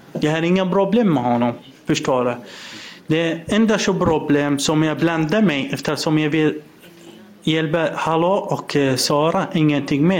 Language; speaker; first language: Swedish; non-native, fluent; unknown